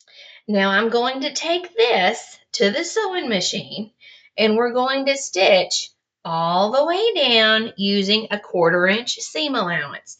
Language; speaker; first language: English; native; English